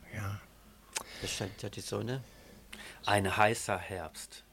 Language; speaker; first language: German; native; German